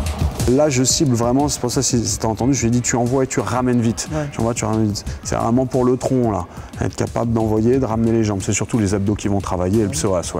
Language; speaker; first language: French; native; French